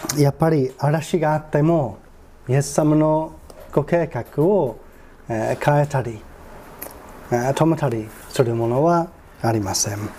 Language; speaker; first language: Japanese; non-native, fluent; English